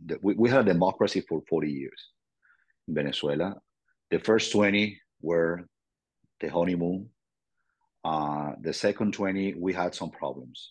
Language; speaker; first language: English; non-native, fluent; Spanish